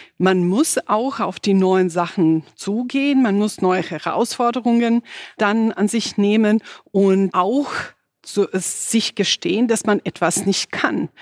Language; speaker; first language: German; non-native, fluent; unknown